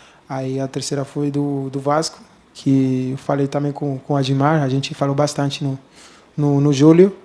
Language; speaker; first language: Portuguese; non-native, learner; Spanish